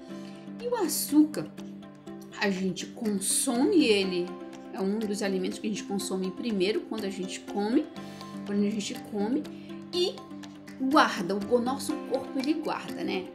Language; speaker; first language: Portuguese; native; Portuguese